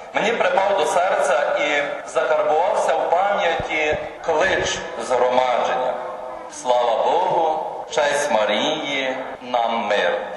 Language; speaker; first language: Ukrainian; native; Ukrainian